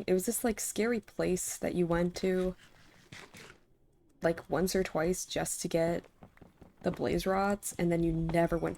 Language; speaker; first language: English; native; English